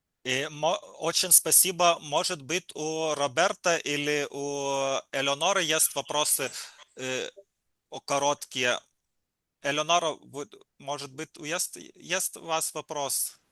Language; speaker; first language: Russian; non-native, learner; Lithuanian